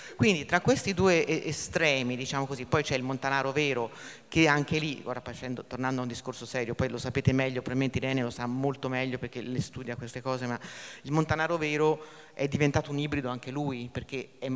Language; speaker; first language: Italian; native; Italian